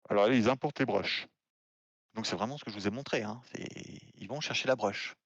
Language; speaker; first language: French; native; French